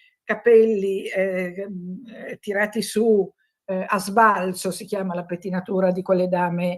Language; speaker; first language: Italian; native; Italian